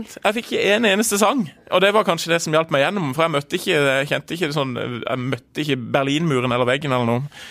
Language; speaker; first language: Norwegian; native; Norwegian